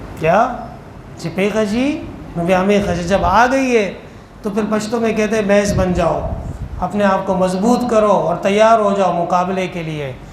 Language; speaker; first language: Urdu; non-native, local second language; Pashto